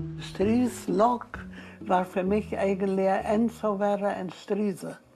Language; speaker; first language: Icelandic; non-native, fluent; German